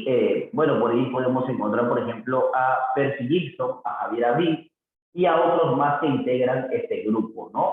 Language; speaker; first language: Spanish; native; Spanish